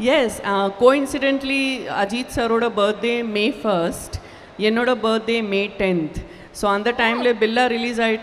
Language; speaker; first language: Tamil; non-native, local second language; Gujarati